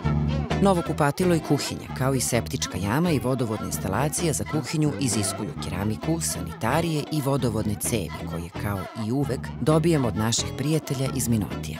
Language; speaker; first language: Serbian; native; Serbian